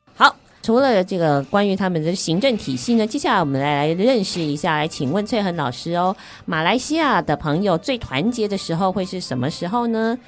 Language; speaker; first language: Chinese; non-native, fluent; Vietnamese